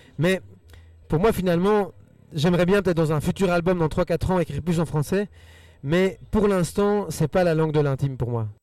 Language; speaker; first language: French; early bilingual, other home language; Spanish